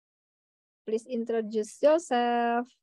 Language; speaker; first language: English; non-native, fluent; Indonesian